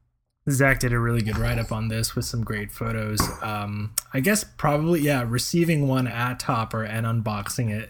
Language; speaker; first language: English; early bilingual, other home language; Spanish